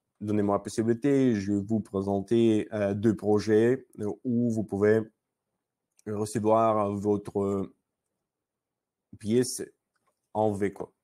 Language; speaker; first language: French; non-native, learner; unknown